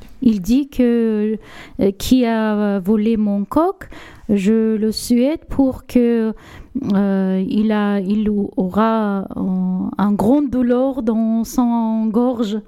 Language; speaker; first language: French; non-native, learner; Armenian